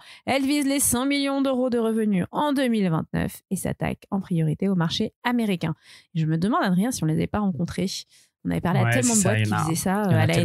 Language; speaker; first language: French; native; French